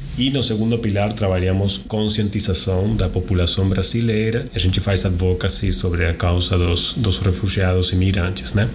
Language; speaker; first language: Portuguese; non-native, fluent; Spanish